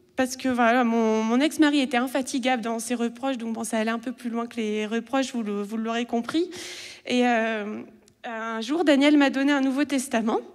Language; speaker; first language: French; native; French